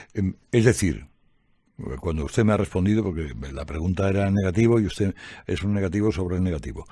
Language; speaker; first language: Spanish; native; Spanish